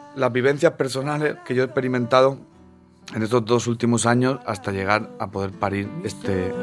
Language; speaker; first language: Spanish; native; Spanish